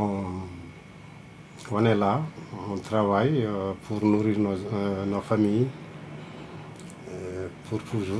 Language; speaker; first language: French; non-native, local second language; Fula